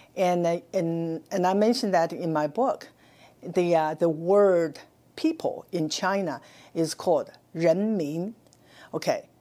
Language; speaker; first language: English; non-native, fluent; Chinese